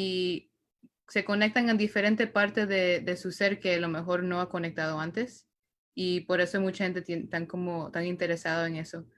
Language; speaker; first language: Spanish; early bilingual, heritage; Spanish